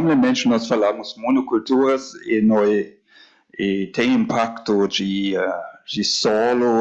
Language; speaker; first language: Portuguese; non-native, fluent; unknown